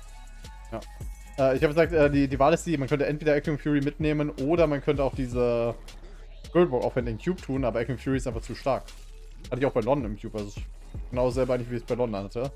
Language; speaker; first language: German; native; German